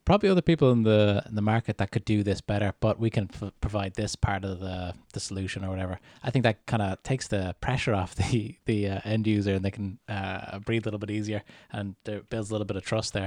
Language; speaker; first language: English; native; English